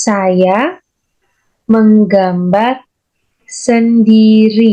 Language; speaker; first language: Indonesian; non-native, learner; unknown